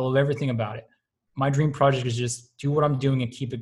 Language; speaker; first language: English; native; English